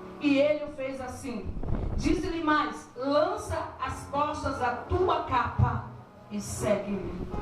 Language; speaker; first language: Portuguese; native; Portuguese